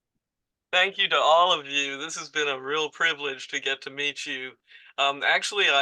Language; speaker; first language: English; native; English